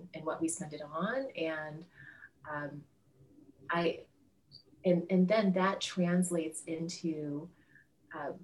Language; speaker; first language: English; native; English